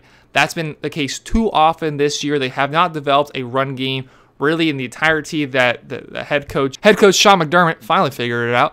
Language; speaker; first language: English; native; English